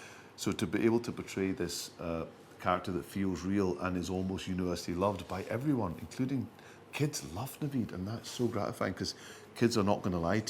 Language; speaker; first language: English; early bilingual, other home language; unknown